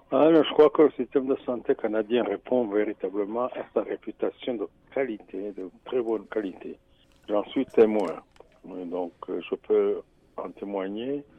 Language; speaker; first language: French; non-native, local second language; Rundi